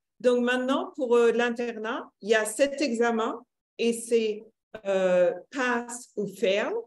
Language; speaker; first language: French; native; French